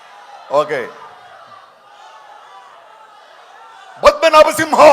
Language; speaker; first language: Telugu; non-native, fluent; Tamil